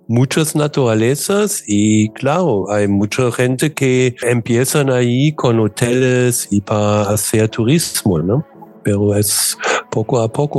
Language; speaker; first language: Spanish; non-native, learner; German